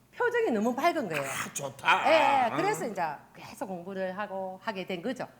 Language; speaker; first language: Korean; native; Korean